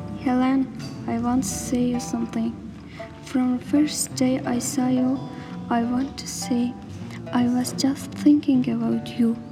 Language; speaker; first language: English; non-native, learner; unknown